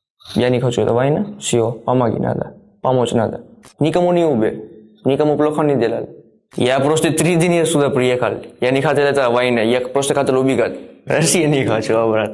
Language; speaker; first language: Russian; non-native, learner; Gujarati